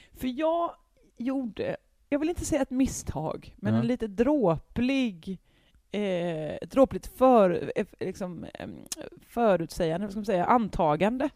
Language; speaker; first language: Swedish; native; Swedish